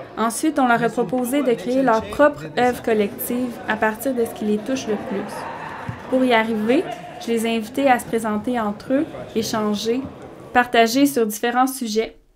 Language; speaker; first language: French; native; French